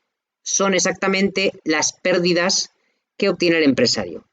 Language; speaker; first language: Spanish; native; Spanish